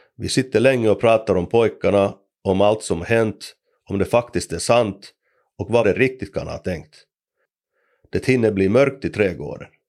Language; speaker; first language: Swedish; native; Swedish